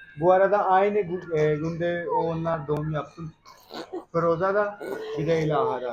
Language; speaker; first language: Turkish; non-native, learner; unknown